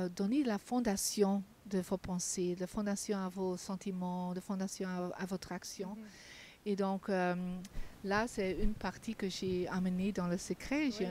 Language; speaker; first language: French; non-native, fluent; Dutch